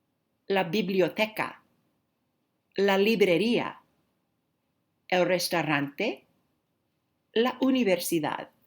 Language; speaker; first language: Spanish; non-native, fluent; English